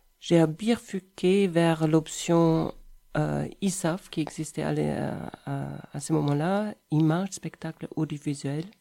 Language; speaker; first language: French; non-native, fluent; German